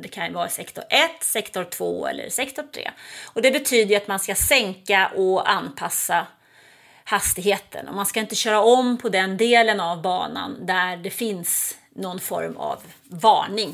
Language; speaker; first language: Swedish; native; Swedish